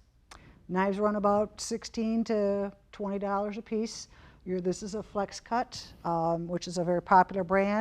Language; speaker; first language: English; native; English